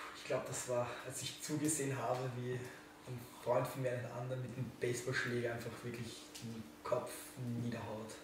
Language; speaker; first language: German; native; German